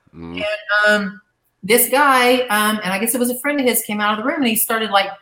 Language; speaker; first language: English; native; English